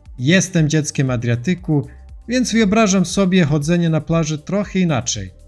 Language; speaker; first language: Polish; non-native, fluent; Serbian